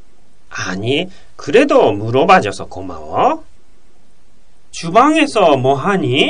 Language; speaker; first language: Korean; non-native, fluent; Japanese